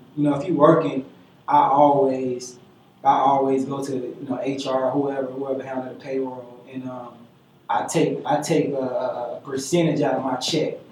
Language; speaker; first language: English; native; English